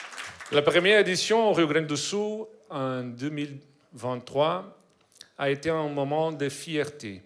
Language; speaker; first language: French; non-native, learner; Portuguese